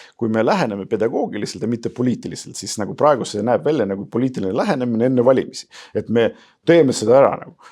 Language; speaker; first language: Estonian; non-native, local second language; Russian